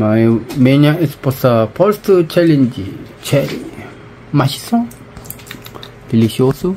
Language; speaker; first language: Portuguese; non-native, learner; Korean